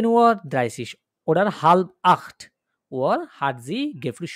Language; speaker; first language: German; non-native, fluent; Bangla